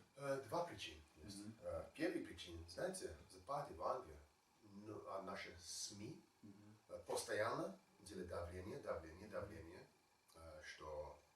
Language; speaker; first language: Russian; non-native, learner; English